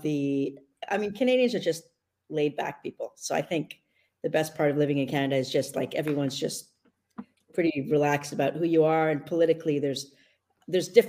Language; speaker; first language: English; native; English